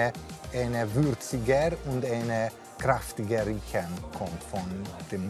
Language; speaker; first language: German; non-native, learner; Hungarian